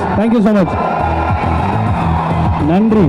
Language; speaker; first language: Tamil; native; Tamil